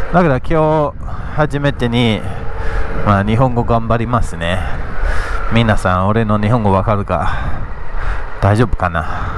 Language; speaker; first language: Japanese; non-native, fluent; English